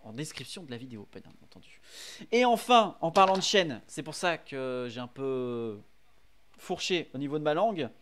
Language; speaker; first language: French; native; French